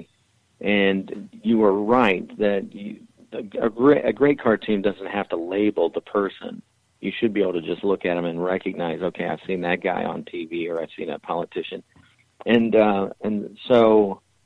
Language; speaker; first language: English; native; English